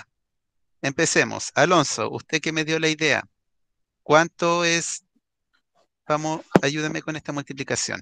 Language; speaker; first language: Spanish; native; Spanish